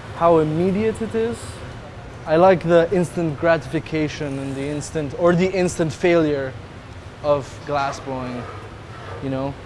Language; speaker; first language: English; non-native, fluent; Italian